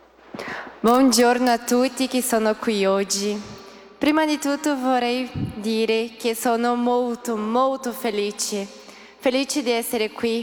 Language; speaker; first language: Italian; early bilingual, heritage; Portuguese